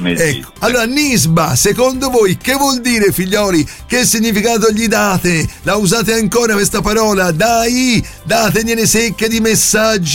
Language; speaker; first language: Italian; native; Italian